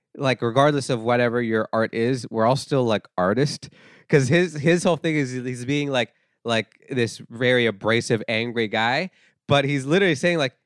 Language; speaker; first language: English; native; English